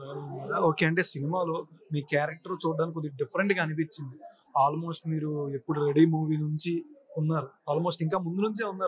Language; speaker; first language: Telugu; native; Telugu